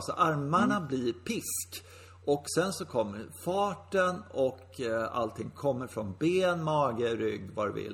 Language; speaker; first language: Swedish; native; Swedish